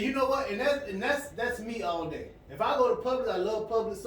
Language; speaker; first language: English; native; English